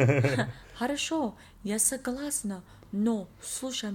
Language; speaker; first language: Russian; non-native, learner; English